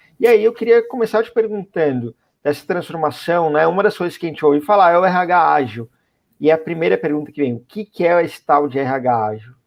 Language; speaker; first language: Portuguese; native; Portuguese